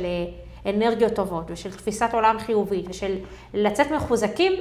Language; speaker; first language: Hebrew; native; Hebrew